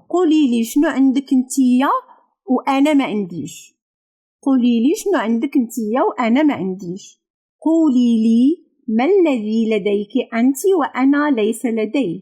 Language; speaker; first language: Arabic; native; Arabic